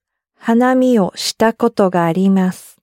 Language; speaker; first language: Japanese; non-native, learner; English